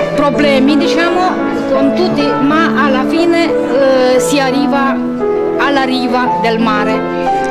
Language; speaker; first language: Italian; native; Italian